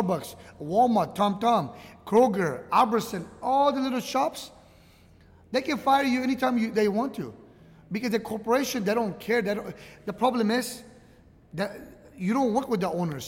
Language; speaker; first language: English; early bilingual, other home language; Arabic